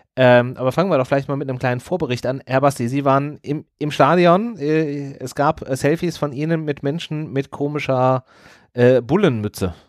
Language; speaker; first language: German; native; German